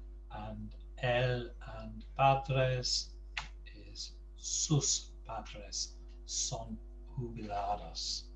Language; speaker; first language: Spanish; non-native, fluent; English